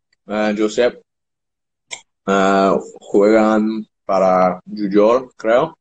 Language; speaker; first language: Spanish; non-native, learner; English